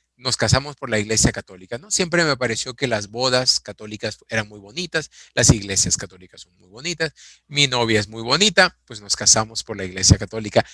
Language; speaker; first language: Spanish; native; Spanish